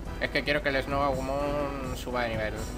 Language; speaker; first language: Spanish; native; Spanish